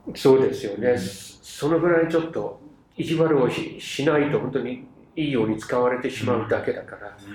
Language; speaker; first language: Japanese; non-native, fluent; English